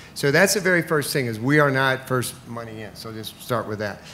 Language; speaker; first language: English; native; English